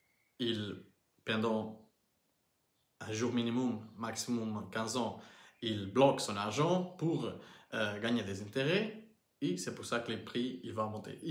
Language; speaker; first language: French; non-native, learner; Portuguese